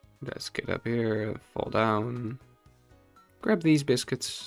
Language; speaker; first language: English; non-native, fluent; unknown